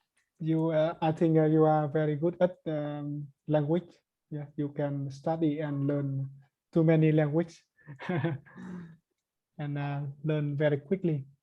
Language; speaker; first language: English; non-native, learner; Vietnamese